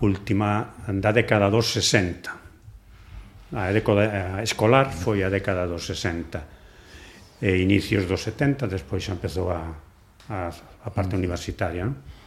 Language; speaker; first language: Galician; non-native, local second language; Spanish